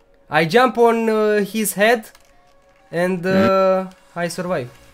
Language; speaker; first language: English; non-native, learner; Romanian